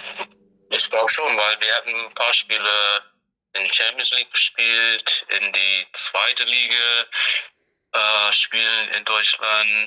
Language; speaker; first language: German; non-native, fluent; English